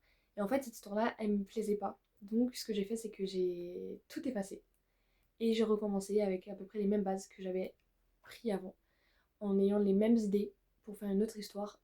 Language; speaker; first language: French; native; French